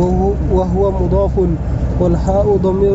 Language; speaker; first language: Arabic; non-native, fluent; Indonesian